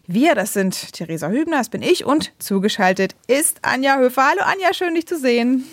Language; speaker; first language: German; native; German